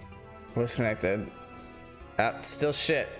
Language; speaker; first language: English; native; English